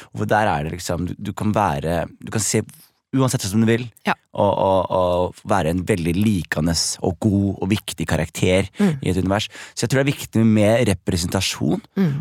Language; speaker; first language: Norwegian; early bilingual, other home language; Somali